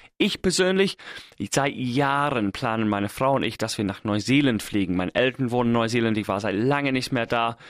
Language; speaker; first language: German; non-native, fluent; English